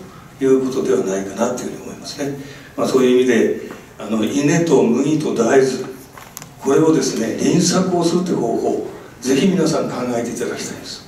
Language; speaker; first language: Japanese; native; Japanese